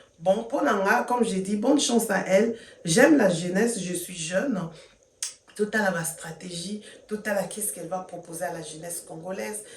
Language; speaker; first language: French; non-native, local second language; Lingala